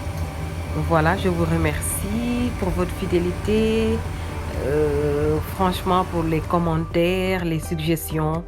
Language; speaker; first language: French; non-native, local second language; Wolof